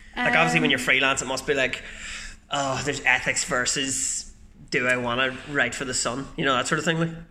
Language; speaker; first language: English; native; English